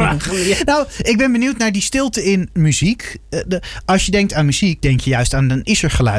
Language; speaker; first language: Dutch; native; Dutch